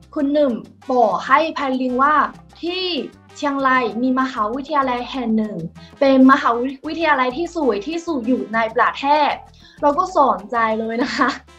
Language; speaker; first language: Thai; non-native, fluent; Chinese